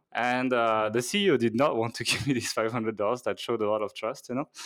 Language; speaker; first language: English; non-native, fluent; French